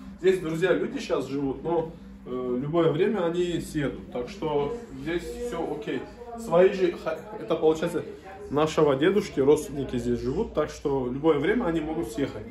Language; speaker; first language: Russian; non-native, fluent; Turkish